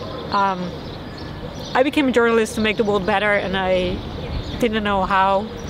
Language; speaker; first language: English; non-native, fluent; Dutch